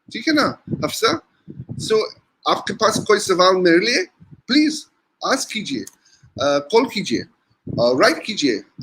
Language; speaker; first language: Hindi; non-native, learner; English